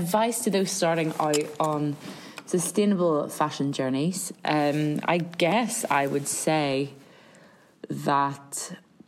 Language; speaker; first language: English; native; English